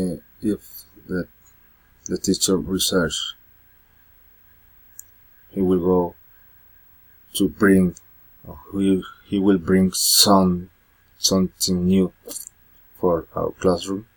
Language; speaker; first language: English; non-native, learner; Spanish